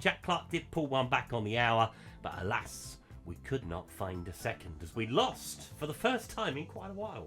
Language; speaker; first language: English; native; English